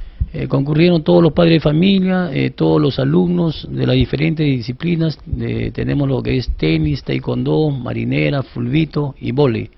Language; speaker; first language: Spanish; native; Spanish